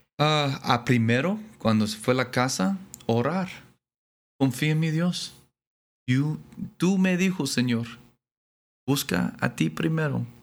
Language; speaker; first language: Spanish; non-native, learner; English